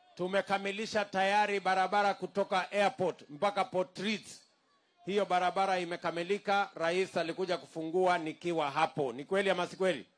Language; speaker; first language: Swahili; non-native, local second language; Kalenjin